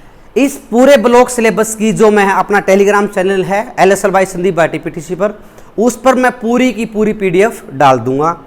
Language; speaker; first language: Hindi; native; Hindi